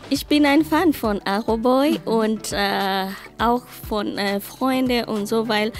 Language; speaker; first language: German; non-native, learner; Swahili